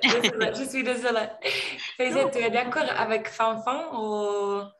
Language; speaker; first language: French; non-native, learner; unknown